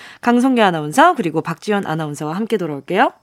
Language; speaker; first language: Korean; native; Korean